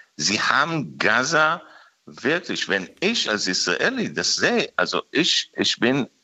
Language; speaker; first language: German; non-native, fluent; Hebrew